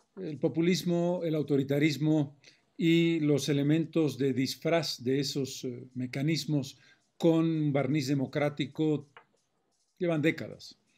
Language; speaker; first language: Spanish; native; Spanish